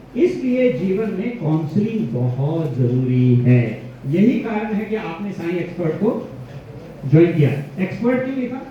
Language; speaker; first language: Hindi; non-native, local second language; Gujarati